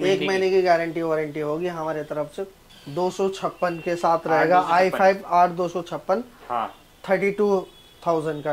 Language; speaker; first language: Hindi; native; Hindi